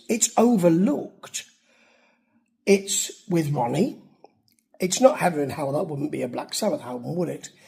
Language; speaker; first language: English; native; English